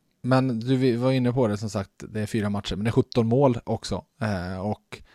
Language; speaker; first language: Swedish; native; Swedish